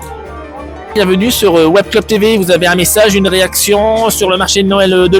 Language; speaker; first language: French; native; French